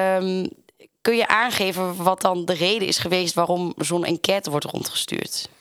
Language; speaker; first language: Dutch; native; Dutch